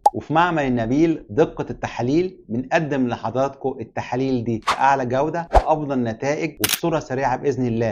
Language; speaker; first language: Arabic; native; Arabic